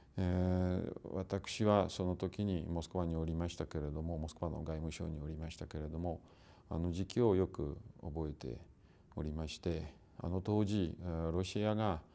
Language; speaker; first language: Japanese; non-native, fluent; Russian